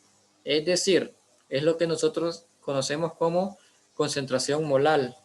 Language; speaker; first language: Spanish; native; Spanish